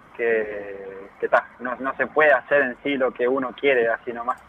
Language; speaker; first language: Spanish; native; Spanish